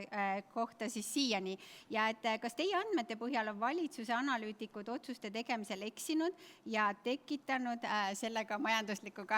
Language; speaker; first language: Estonian; native; Estonian